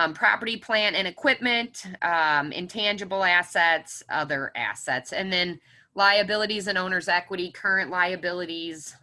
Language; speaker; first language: English; native; English